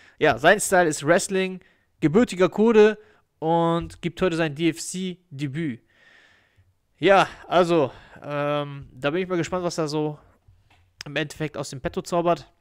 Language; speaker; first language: German; native; German